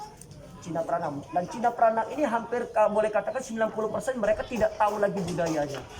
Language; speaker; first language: Indonesian; native; Indonesian